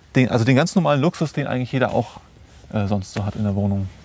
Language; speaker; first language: German; native; German